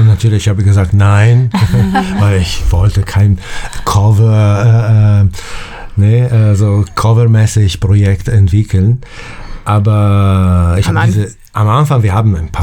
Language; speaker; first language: German; non-native, fluent; Italian